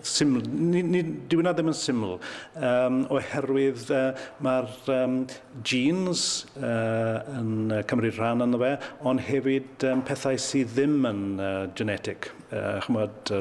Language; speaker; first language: Welsh; native; Welsh